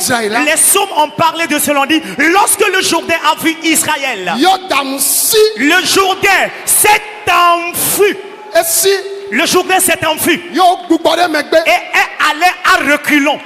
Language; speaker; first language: French; non-native, local second language; Ewe